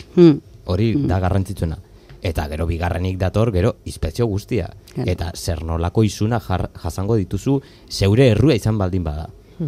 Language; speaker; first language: Basque; native; Basque